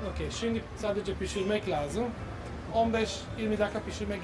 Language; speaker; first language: Turkish; non-native, learner; Italian